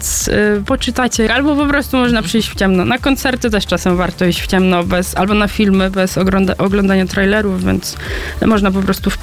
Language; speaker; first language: Polish; native; Polish